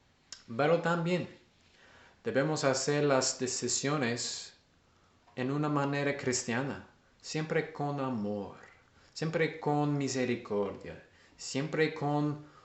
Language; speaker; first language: Spanish; non-native, learner; English